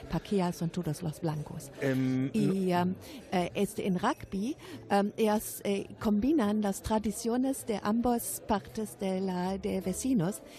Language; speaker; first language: Spanish; non-native, fluent; German